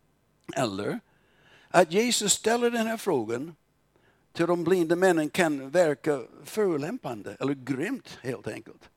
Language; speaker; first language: Swedish; non-native, fluent; English